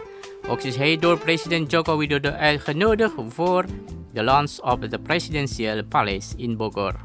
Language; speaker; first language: Dutch; non-native, learner; Indonesian